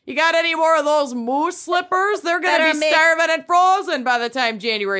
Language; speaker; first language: English; native; English